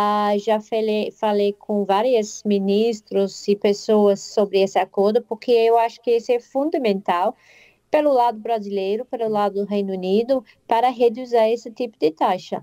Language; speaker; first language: Portuguese; non-native, fluent; English